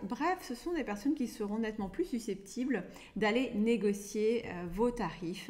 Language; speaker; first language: French; native; French